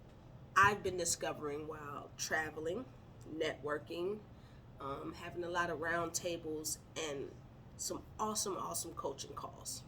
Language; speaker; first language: English; native; English